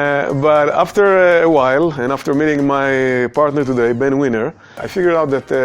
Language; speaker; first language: English; non-native, fluent; Hebrew